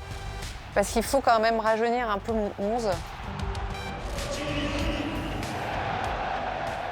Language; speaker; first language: French; native; French